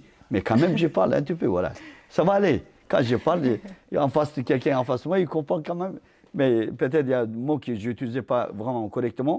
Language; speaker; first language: French; non-native, fluent; Turkish